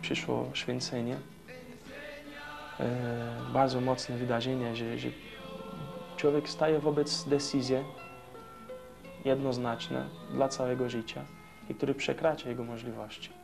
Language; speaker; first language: Polish; non-native, fluent; Portuguese